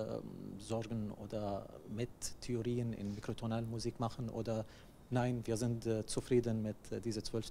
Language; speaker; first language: German; non-native, learner; Arabic